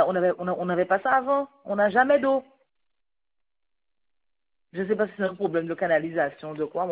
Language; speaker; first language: French; native; French